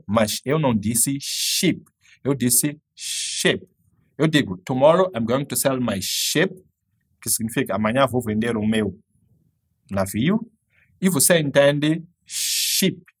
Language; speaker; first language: Portuguese; native; Portuguese